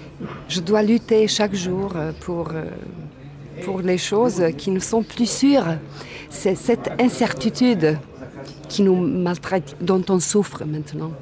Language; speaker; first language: French; non-native, fluent; Bosnian